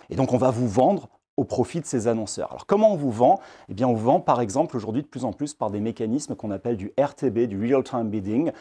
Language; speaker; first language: French; native; French